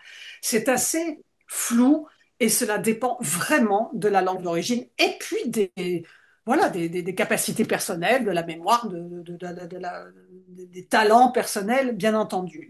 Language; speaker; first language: French; native; French